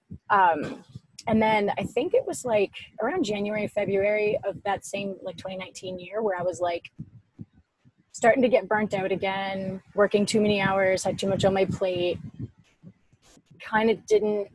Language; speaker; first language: English; native; English